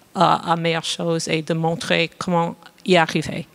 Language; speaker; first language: French; non-native, fluent; English